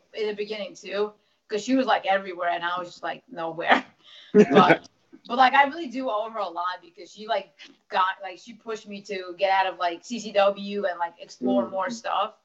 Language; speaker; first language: English; early bilingual, other home language; Russian